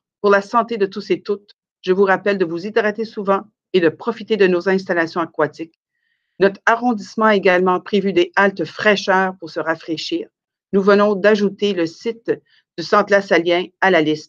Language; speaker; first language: French; native; French